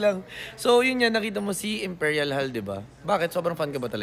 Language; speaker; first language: Filipino; native; Filipino